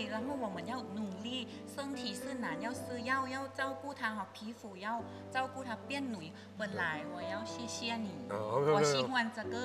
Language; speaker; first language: Chinese; non-native, learner; Thai